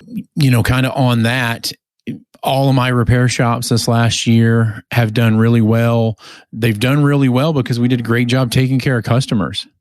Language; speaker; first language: English; native; English